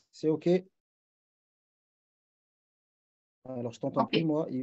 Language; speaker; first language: French; native; French